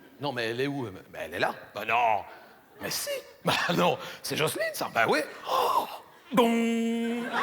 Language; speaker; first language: French; native; French